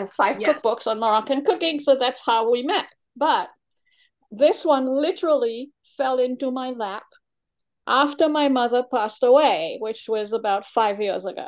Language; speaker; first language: English; non-native, fluent; French